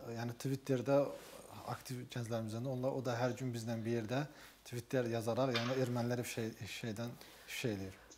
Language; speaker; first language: Azerbaijani; native; Azerbaijani